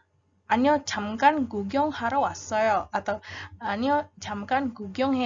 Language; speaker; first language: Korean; non-native, fluent; Indonesian